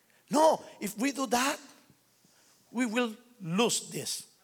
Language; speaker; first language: English; non-native, learner; Spanish